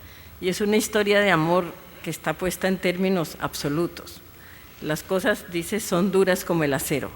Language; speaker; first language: Spanish; native; Spanish